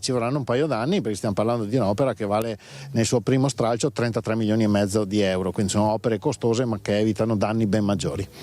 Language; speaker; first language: Italian; native; Italian